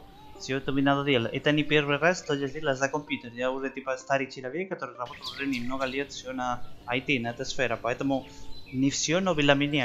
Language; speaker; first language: Russian; non-native, learner; Spanish